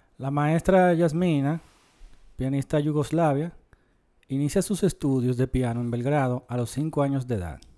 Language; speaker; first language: Spanish; native; Spanish